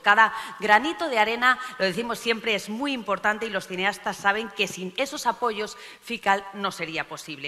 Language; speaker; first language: Spanish; native; Spanish